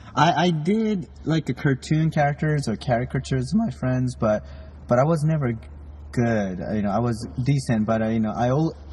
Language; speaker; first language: English; non-native, fluent; Japanese